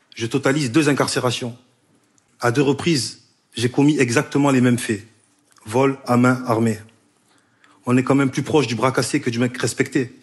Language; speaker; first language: French; native; French